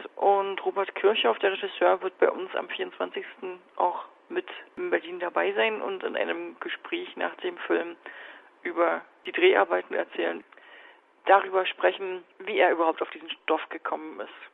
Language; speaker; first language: German; native; German